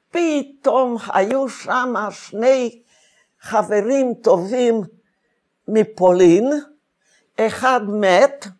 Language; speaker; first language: Hebrew; non-native, fluent; Hungarian